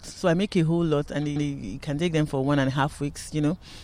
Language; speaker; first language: English; non-native, local second language; Yoruba